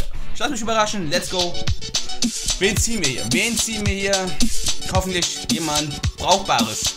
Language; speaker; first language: German; native; German